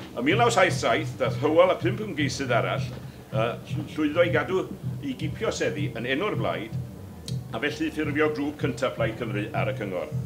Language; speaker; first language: Welsh; native; Welsh